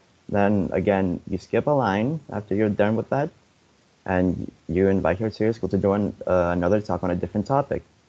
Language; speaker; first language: English; non-native, fluent; Lithuanian